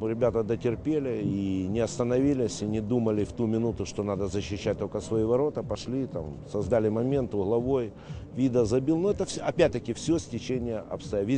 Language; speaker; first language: Russian; native; Russian